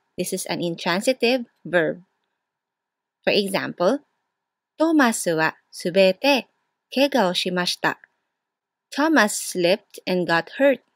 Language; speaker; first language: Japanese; non-native, fluent; Burmese